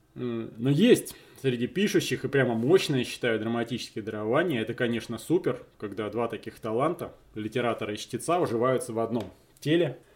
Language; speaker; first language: Russian; native; Russian